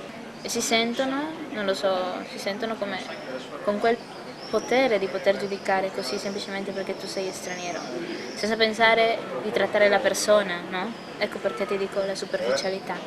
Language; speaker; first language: Italian; non-native, fluent; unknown